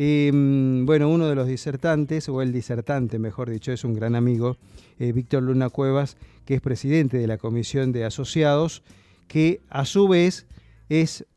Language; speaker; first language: Spanish; native; Spanish